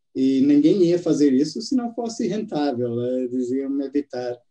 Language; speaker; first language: Portuguese; non-native, fluent; English